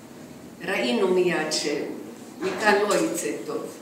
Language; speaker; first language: Hebrew; non-native, fluent; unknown